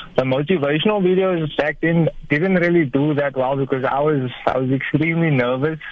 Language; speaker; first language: English; native; English